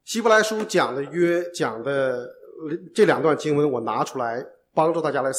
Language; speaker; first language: Chinese; native; Chinese